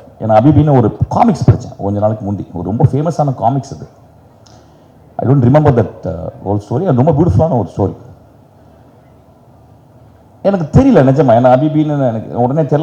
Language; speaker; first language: Tamil; native; Tamil